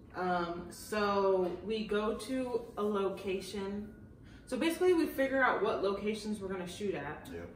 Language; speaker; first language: English; native; English